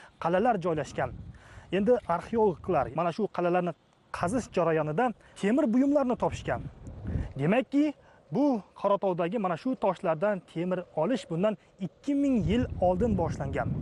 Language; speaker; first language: Uzbek; native; Uzbek